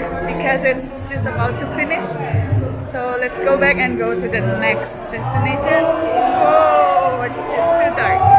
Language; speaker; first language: English; non-native, fluent; Indonesian